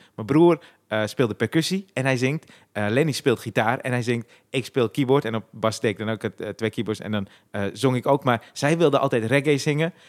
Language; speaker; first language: Dutch; native; Dutch